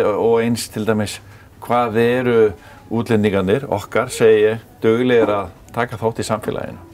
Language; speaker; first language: Icelandic; native; Icelandic